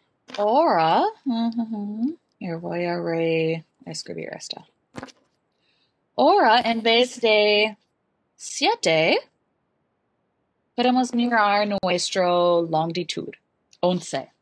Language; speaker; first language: Spanish; non-native, learner; English